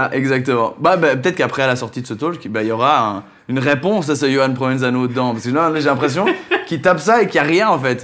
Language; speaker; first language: French; native; French